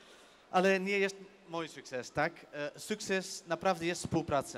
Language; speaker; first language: Polish; non-native, learner; Dutch